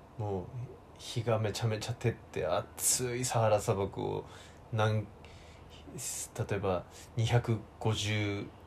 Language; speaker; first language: Japanese; native; Japanese